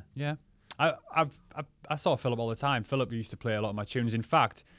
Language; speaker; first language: English; native; English